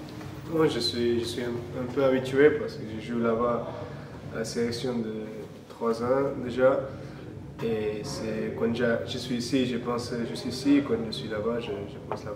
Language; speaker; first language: French; non-native, fluent; Portuguese